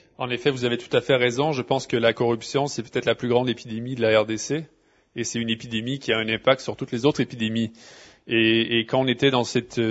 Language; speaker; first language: French; native; French